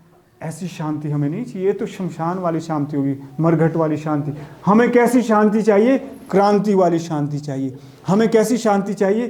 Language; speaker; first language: Hindi; native; Hindi